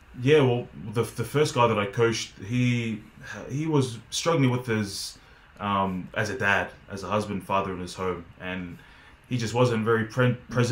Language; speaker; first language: English; native; English